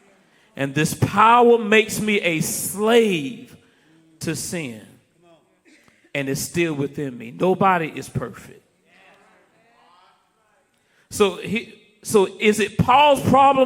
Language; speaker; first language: English; native; English